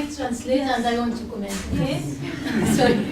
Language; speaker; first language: English; non-native, learner; Arabic